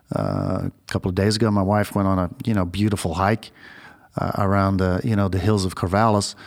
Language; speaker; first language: English; non-native, fluent; Dutch